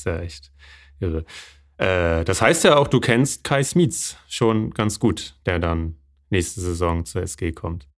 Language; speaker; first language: German; native; German